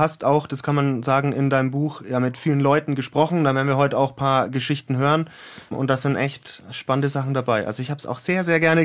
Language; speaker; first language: German; native; German